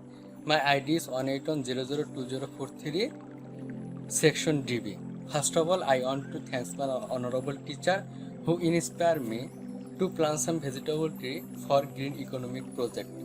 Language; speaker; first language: English; non-native, learner; Bangla